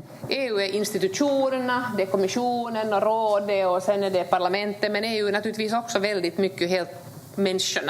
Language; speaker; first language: Swedish; native; Swedish